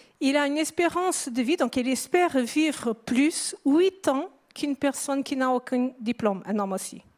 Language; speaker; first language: French; non-native, fluent; Portuguese